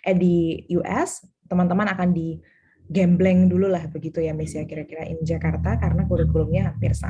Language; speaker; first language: Indonesian; native; Indonesian